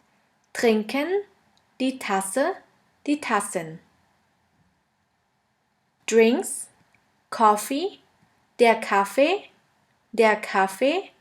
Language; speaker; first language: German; non-native, fluent; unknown